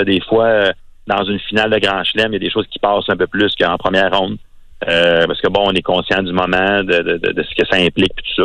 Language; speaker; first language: French; native; French